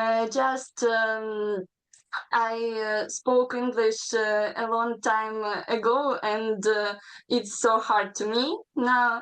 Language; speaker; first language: English; non-native, learner; Ukrainian